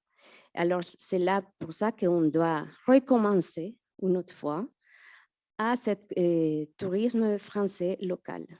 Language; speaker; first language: French; non-native, fluent; Spanish